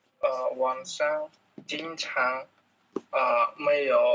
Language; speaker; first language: Chinese; non-native, learner; Khmer